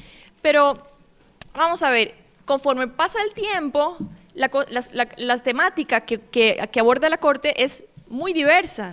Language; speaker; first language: Spanish; native; Spanish